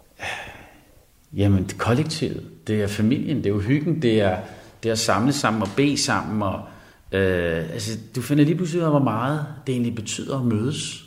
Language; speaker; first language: Danish; early bilingual, other home language; Arabic